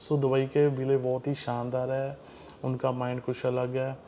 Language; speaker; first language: Hindi; non-native, local second language; Punjabi